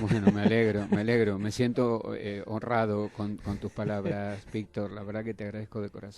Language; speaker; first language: Spanish; native; Spanish